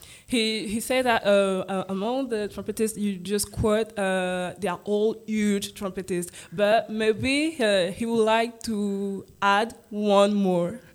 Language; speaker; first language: English; non-native, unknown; French